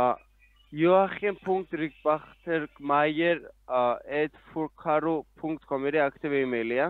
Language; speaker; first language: German; non-native, learner; Italian